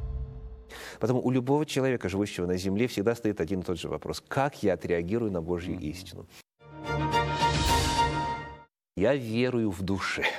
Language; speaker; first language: Russian; native; Russian